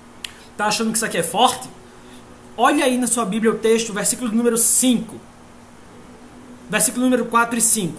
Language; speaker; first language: Portuguese; native; Portuguese